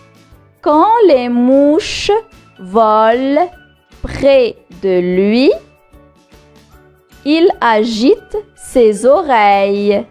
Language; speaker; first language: French; non-native, local second language; Arabic